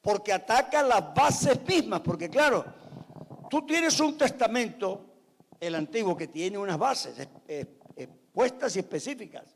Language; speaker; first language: Spanish; native; Spanish